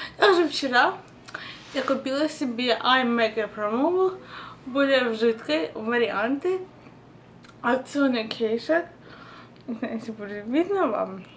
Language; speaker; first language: Russian; early bilingual, heritage; Russian